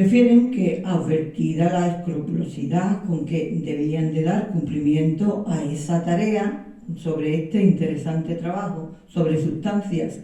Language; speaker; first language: Spanish; native; Spanish